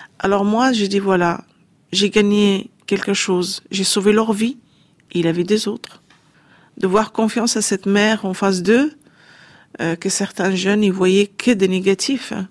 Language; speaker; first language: French; non-native, fluent; Arabic